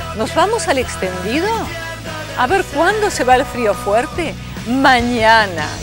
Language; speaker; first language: Spanish; native; Spanish